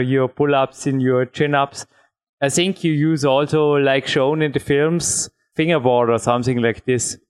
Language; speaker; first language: English; non-native, fluent; German